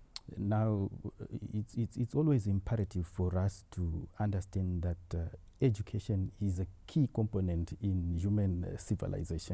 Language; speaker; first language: English; non-native, local second language; Shona